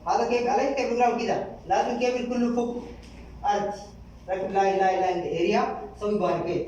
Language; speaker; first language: Arabic; non-native, learner; Hindi